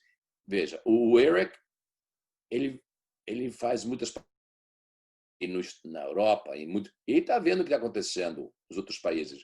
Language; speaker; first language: Portuguese; early bilingual, heritage; Portuguese